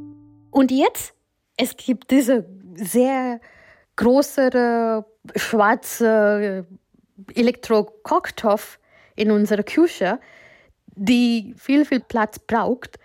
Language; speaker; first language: German; non-native, fluent; Gujarati